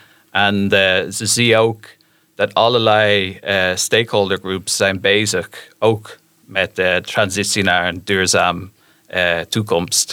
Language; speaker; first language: Dutch; non-native, fluent; English